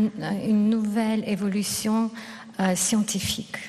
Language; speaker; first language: French; non-native, fluent; Russian